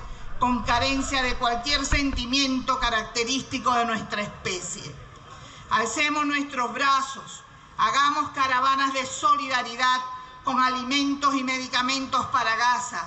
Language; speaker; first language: Spanish; native; Spanish